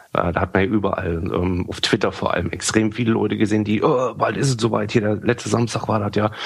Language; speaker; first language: German; native; German